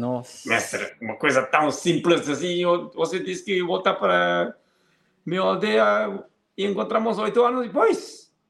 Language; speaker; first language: Portuguese; non-native, fluent; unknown